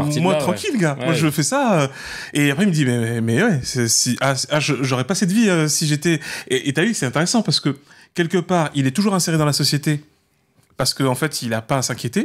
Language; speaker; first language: French; native; French